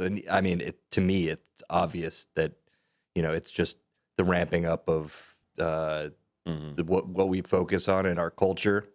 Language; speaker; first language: English; native; English